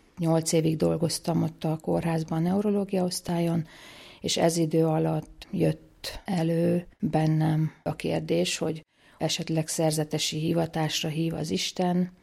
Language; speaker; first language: Hungarian; native; Hungarian